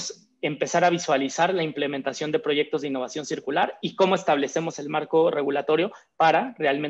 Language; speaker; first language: Spanish; native; Spanish